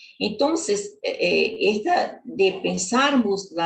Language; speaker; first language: Spanish; non-native, learner; Portuguese